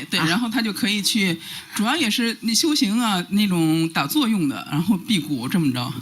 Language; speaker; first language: Chinese; native; Chinese